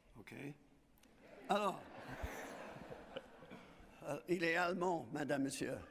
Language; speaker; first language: French; non-native, fluent; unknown